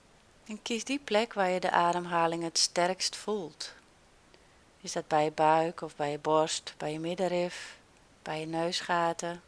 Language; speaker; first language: Dutch; native; Dutch